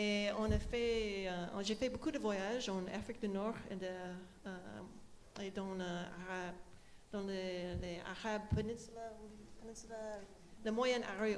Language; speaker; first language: French; non-native, fluent; English